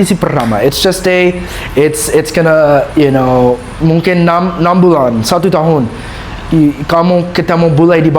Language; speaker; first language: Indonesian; non-native, learner; English